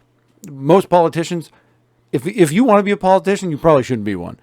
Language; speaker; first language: English; native; English